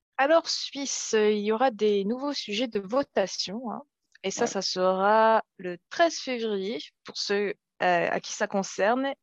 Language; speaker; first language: French; native; French